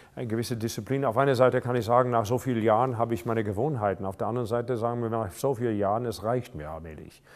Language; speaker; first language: German; non-native, fluent; English